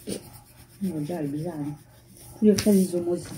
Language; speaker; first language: French; native; French